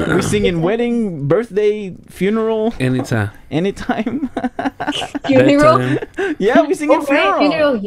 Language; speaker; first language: English; non-native, local second language; Pampanga